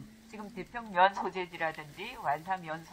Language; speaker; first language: Korean; native; Korean